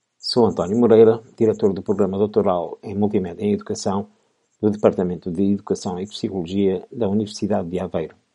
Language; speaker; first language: Portuguese; native; Portuguese